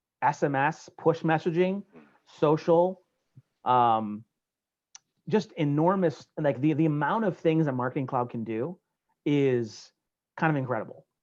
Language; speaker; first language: English; native; English